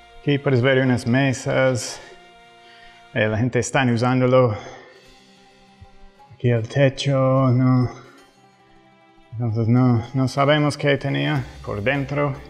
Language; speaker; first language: Spanish; non-native, fluent; English